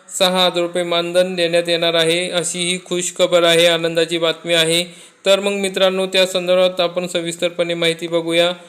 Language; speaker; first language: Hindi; non-native, local second language; Marathi